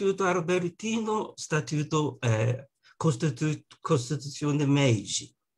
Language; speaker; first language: Italian; non-native, learner; Japanese